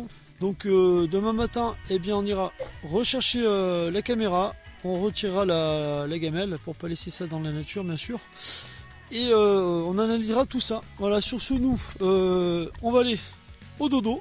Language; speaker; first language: French; native; French